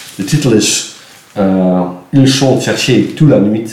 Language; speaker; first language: French; non-native, learner; Dutch